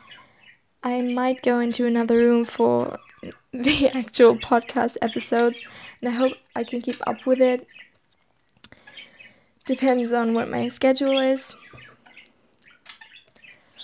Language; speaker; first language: English; non-native, fluent; German